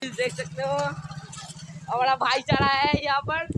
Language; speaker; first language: Hindi; non-native, local second language; Bangla